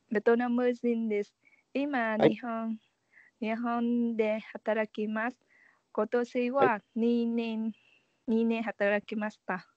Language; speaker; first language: Japanese; non-native, learner; Vietnamese